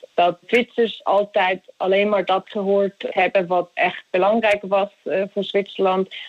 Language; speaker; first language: Dutch; non-native, fluent; Swiss German